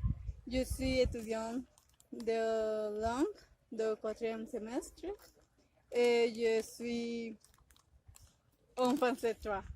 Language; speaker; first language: French; non-native, learner; Spanish